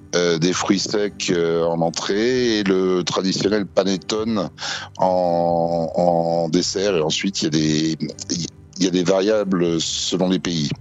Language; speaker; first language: French; native; French